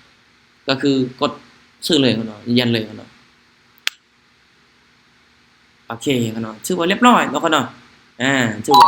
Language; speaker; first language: Thai; non-native, local second language; Lao